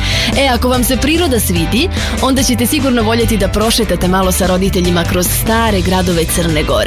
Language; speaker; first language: Serbian; native; Serbian